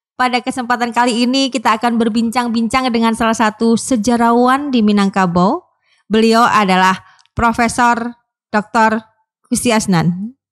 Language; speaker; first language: Indonesian; non-native, local second language; Minangkabau